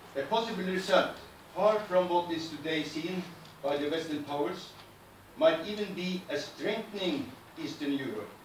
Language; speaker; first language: English; non-native, fluent; Norwegian